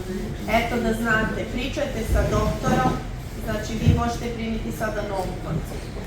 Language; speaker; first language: Bosnian; native; Bosnian